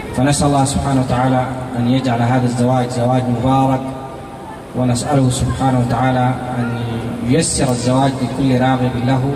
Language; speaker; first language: Arabic; native; Arabic